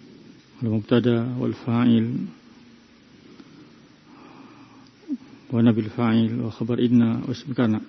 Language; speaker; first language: Arabic; non-native, fluent; Indonesian